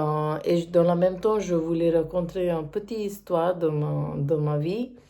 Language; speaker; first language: French; non-native, learner; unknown